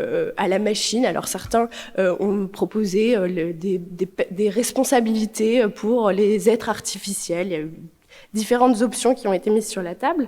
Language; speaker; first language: French; native; French